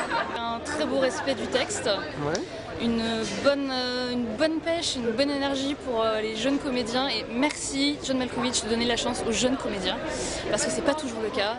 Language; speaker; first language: French; native; French